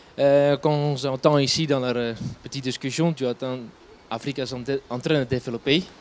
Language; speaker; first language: French; non-native, fluent; Dutch